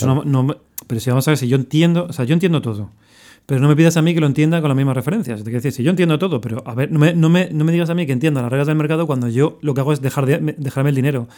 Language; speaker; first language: Spanish; native; Spanish